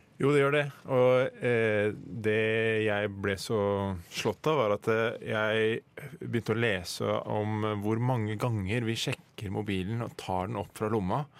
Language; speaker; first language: Norwegian; native; Norwegian